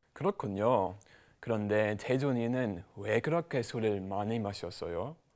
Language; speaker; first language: Korean; non-native, learner; German